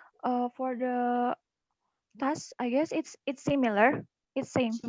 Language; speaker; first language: English; non-native, learner; Indonesian